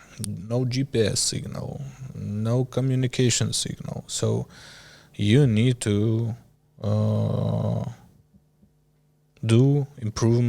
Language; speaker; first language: English; non-native, learner; Ukrainian